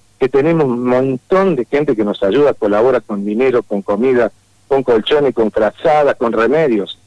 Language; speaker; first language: Spanish; native; Spanish